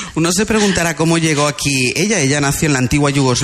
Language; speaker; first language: Spanish; native; Spanish